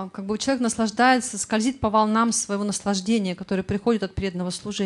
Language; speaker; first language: Russian; native; Russian